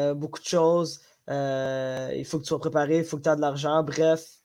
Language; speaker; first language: French; non-native, local second language; Somali